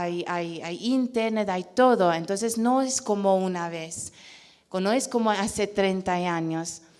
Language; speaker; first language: Spanish; non-native, fluent; Persian